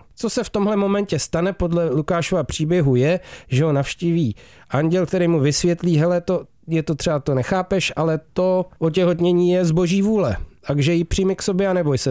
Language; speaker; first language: Czech; native; Czech